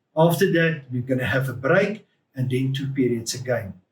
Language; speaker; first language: English; non-native, local second language; Afrikaans